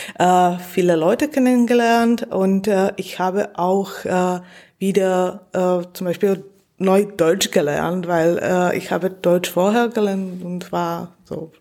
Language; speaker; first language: German; non-native, learner; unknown